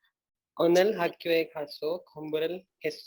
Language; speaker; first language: Korean; non-native, learner; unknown